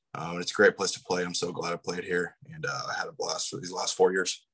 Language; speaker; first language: English; native; English